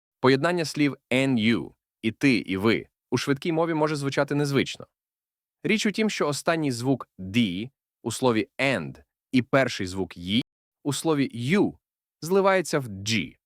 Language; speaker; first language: Ukrainian; native; Ukrainian